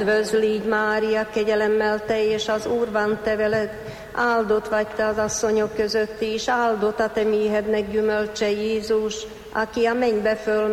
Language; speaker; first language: Hungarian; native; Hungarian